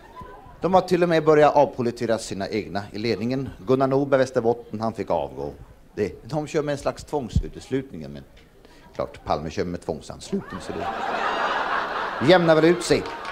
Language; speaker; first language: Swedish; native; Swedish